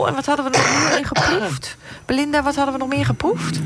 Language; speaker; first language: Dutch; native; Dutch